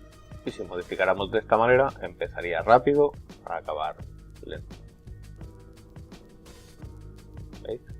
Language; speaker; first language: Spanish; native; Spanish